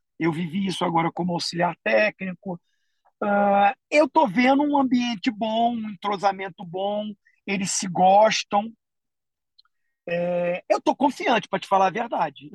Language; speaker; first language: Portuguese; native; Portuguese